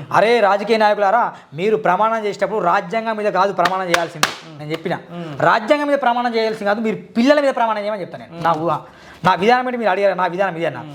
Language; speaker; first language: Telugu; non-native, local second language; Marathi